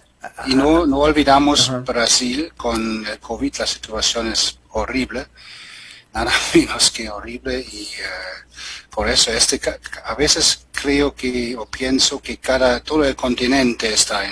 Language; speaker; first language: Spanish; non-native, fluent; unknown